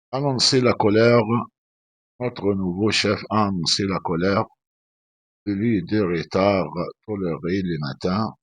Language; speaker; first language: French; non-native, fluent; Arabic